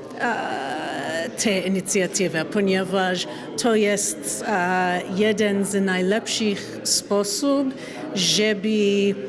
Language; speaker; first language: Polish; non-native, learner; English